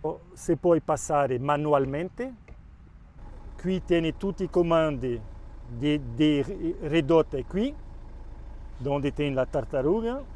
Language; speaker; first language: Italian; non-native, local second language; Spanish